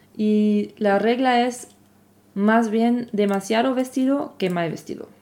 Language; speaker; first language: Spanish; non-native, fluent; German